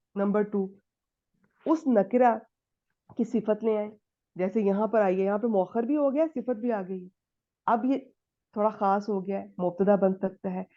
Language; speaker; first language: Urdu; native; Urdu